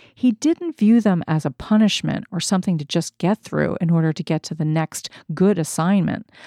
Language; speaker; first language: English; native; English